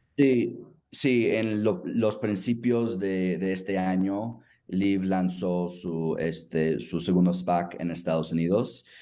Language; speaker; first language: Spanish; non-native, fluent; English